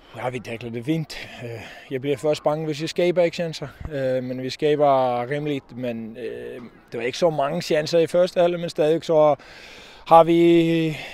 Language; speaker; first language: Danish; non-native, fluent; Icelandic